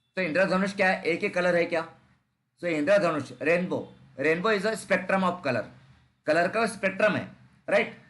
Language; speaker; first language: Hindi; non-native, local second language; Marathi